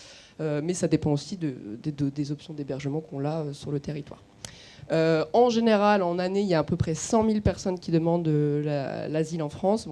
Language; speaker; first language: French; native; French